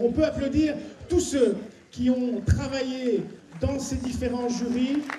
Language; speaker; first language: French; native; French